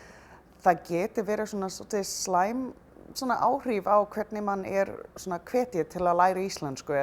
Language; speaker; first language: Icelandic; non-native, fluent; English